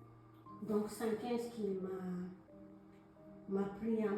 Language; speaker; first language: French; non-native, learner; Malagasy